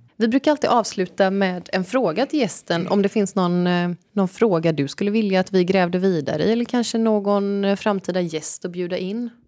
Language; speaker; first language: Swedish; native; Swedish